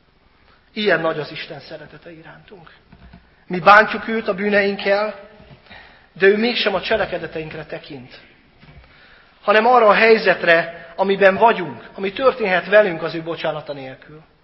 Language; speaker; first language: Hungarian; native; Hungarian